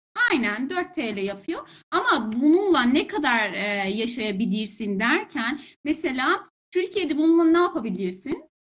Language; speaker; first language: Turkish; non-native, fluent; Persian